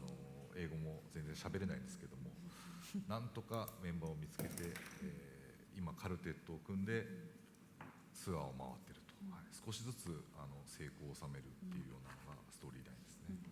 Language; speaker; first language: Japanese; native; Japanese